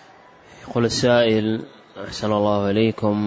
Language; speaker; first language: Arabic; native; Arabic